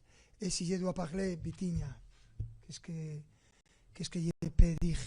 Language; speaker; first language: French; non-native, fluent; Spanish